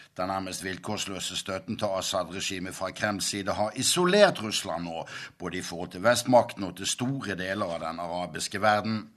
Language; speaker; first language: Norwegian; native; Norwegian